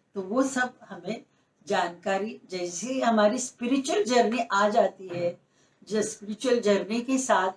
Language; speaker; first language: Hindi; non-native, local second language; Marathi